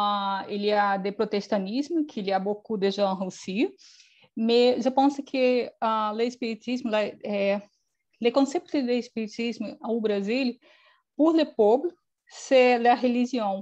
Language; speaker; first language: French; non-native, learner; Portuguese